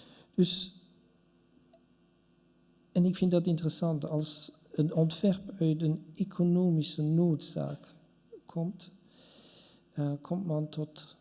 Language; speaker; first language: Dutch; non-native, local second language; French